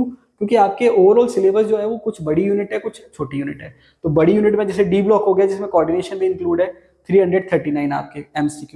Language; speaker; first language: Hindi; native; Hindi